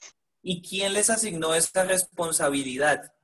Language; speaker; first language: Spanish; native; Spanish